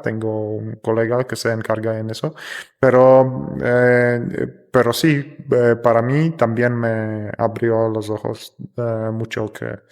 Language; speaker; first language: Spanish; non-native, fluent; Polish